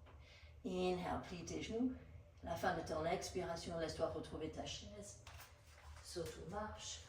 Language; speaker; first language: French; non-native, fluent; English